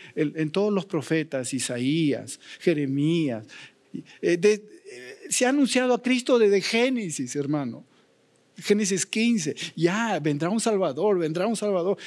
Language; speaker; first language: Spanish; native; Spanish